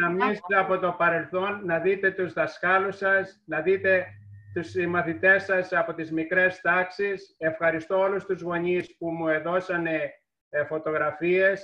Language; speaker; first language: Greek; early bilingual, heritage; Greek